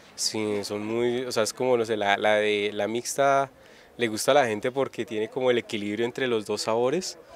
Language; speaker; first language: Spanish; native; Spanish